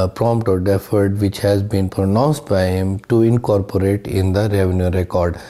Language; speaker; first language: English; non-native, local second language; Urdu